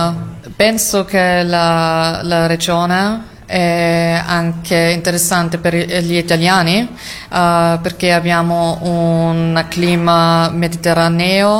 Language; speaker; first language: Italian; non-native, fluent; German